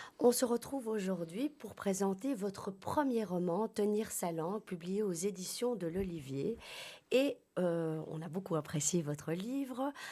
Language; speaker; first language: French; native; French